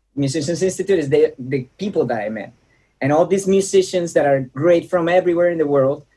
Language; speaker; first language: English; non-native, fluent; Spanish